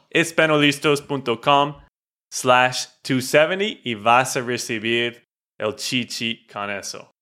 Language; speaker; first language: Spanish; non-native, fluent; English